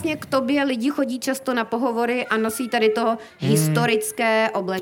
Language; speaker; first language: Czech; native; Czech